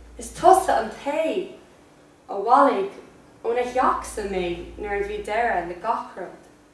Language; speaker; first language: Irish; non-native, local second language; English